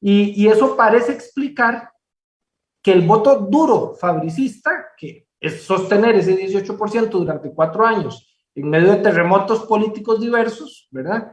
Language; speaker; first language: Spanish; native; Spanish